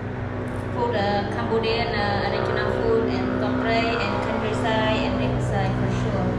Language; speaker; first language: English; non-native, learner; Khmer